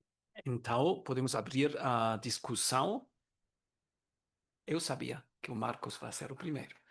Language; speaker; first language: Portuguese; non-native, learner; German